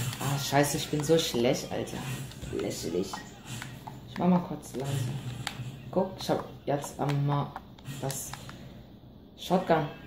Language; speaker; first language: German; non-native, learner; Vietnamese